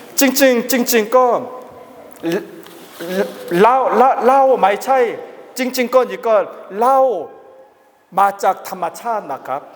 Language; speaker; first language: Thai; non-native, learner; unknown